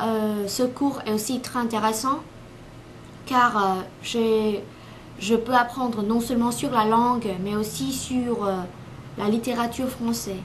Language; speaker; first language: French; non-native, learner; Vietnamese